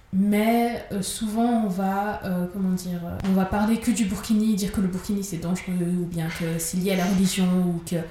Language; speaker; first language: French; native; French